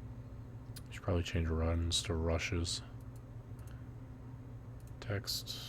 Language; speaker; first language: English; native; English